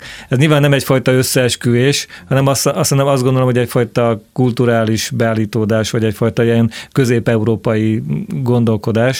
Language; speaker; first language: Hungarian; native; Hungarian